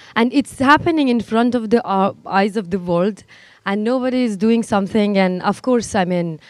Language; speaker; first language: English; non-native, fluent; Persian